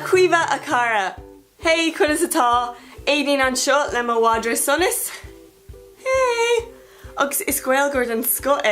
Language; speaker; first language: Irish; non-native, local second language; English